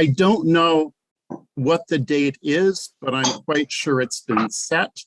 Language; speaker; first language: English; native; English